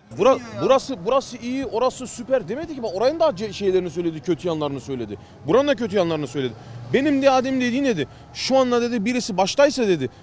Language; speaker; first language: Turkish; early bilingual, heritage; Turkish